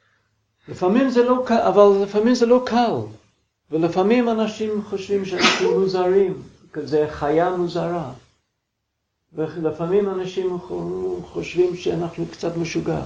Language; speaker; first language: Hebrew; non-native, fluent; English